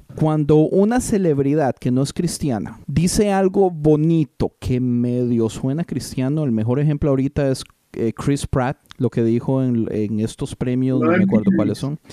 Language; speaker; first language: Spanish; native; Spanish